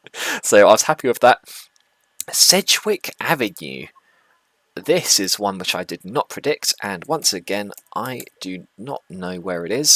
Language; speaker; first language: English; native; English